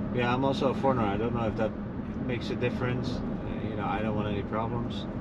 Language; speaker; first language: English; non-native, fluent; Dutch